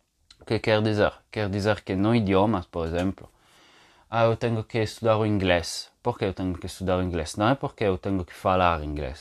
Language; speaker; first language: Portuguese; non-native, fluent; Italian